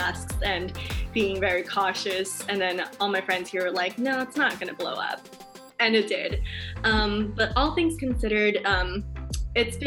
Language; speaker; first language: English; non-native, fluent; Chinese